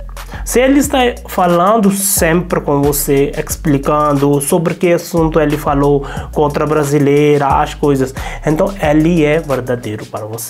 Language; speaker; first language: Portuguese; non-native, learner; Hindi